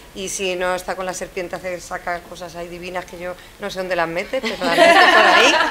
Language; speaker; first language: Spanish; native; Spanish